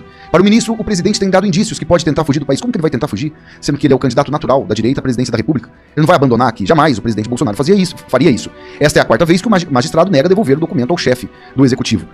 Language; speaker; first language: Portuguese; native; Portuguese